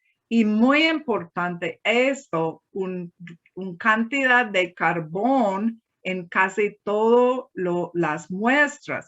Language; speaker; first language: Spanish; non-native, fluent; English